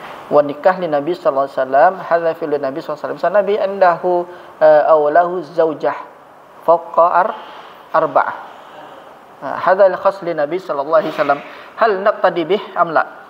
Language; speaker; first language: Arabic; non-native, fluent; Indonesian